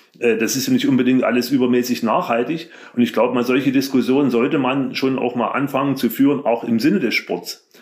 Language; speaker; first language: German; native; German